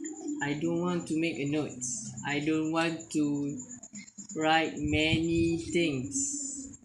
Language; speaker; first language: English; non-native, learner; Malay